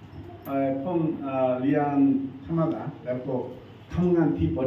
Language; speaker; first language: Thai; non-native, learner; Korean